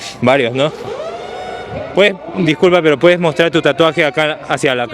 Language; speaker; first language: Spanish; native; Spanish